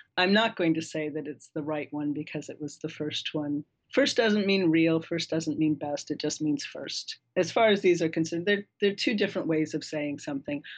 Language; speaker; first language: English; native; English